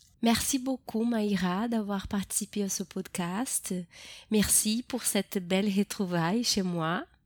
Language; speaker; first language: French; non-native, fluent; Portuguese